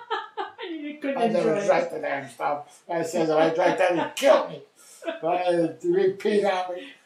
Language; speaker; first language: English; native; English